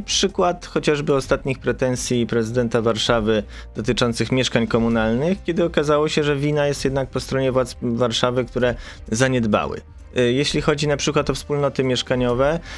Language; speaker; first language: Polish; native; Polish